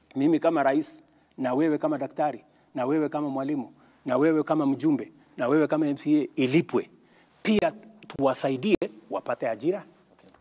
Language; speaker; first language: Swahili; non-native, local second language; Kalenjin